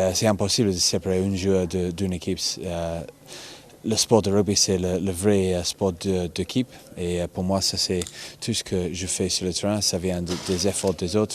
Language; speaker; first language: French; non-native, fluent; English